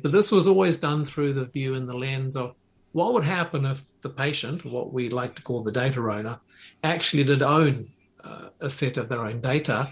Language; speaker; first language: English; native; English